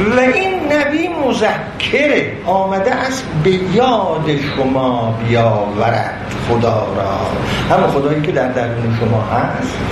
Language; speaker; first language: Persian; non-native, local second language; Azerbaijani